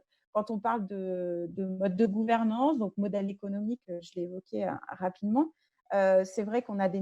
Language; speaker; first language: French; native; French